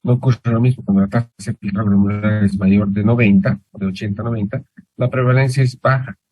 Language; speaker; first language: Spanish; native; Spanish